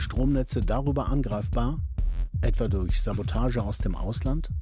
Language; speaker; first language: German; native; German